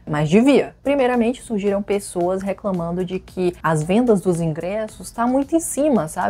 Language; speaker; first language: Portuguese; native; Portuguese